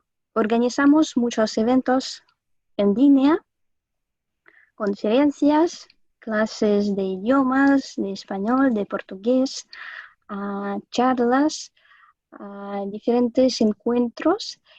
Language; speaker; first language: Spanish; non-native, fluent; Russian